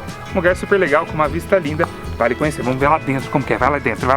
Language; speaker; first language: Portuguese; native; Portuguese